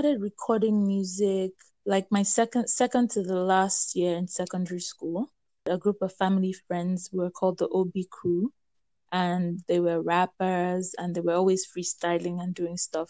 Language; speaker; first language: English; non-native, local second language; Yoruba